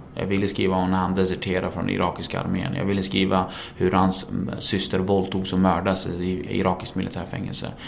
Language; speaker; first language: Swedish; early bilingual, other home language; Kurdish